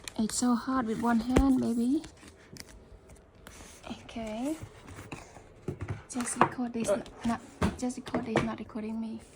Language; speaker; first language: English; early bilingual, heritage; Khmer